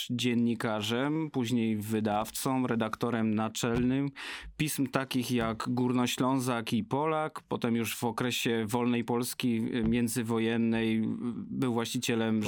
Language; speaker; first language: Polish; native; Polish